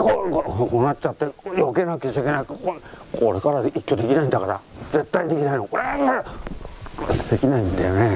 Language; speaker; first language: Japanese; native; Japanese